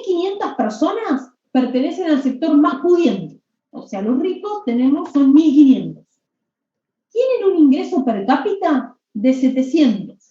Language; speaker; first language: Spanish; native; Spanish